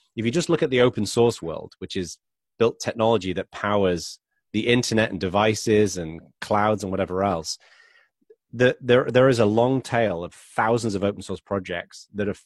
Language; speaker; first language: English; native; English